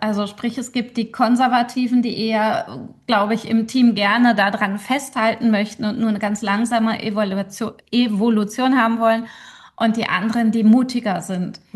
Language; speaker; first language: German; native; German